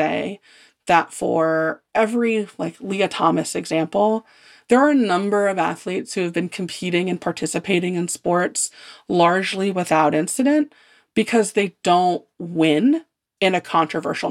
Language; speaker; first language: English; native; English